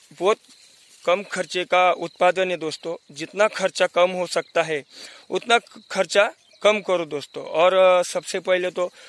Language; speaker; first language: Hindi; non-native, local second language; Marathi